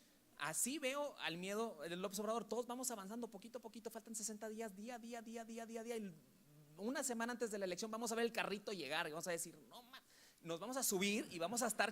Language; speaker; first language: Spanish; native; Spanish